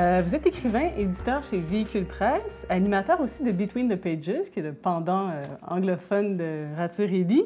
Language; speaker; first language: French; native; French